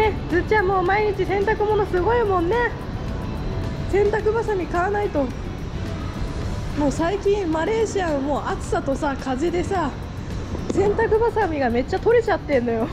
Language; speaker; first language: Japanese; native; Japanese